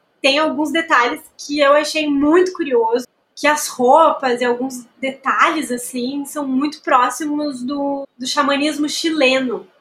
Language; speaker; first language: Portuguese; native; Portuguese